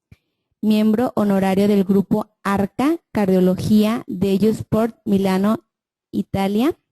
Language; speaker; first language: Spanish; native; Spanish